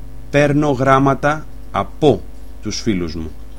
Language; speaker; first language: Greek; native; Greek